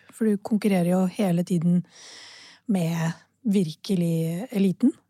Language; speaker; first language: Norwegian; early bilingual, other home language; Urdu